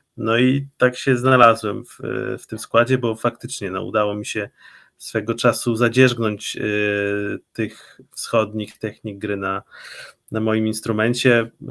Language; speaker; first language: Polish; native; Polish